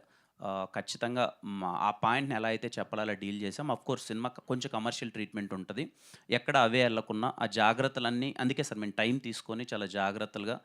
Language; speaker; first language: Telugu; native; Telugu